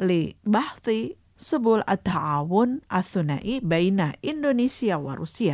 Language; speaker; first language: Arabic; non-native, fluent; Indonesian